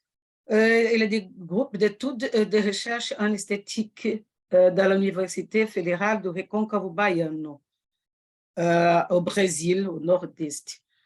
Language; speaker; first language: French; non-native, fluent; Portuguese